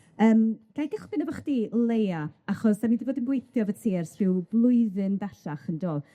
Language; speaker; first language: Welsh; native; Welsh